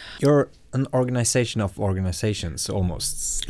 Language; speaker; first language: English; non-native, fluent; Swedish